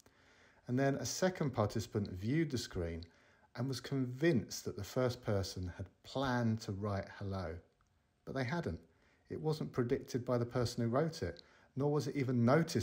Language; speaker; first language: English; native; English